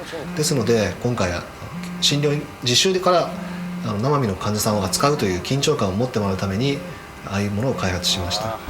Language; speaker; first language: Japanese; native; Japanese